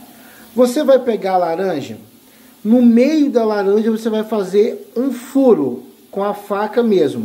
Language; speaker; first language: Portuguese; native; Portuguese